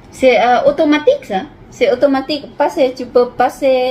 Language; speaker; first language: French; non-native, learner; Lao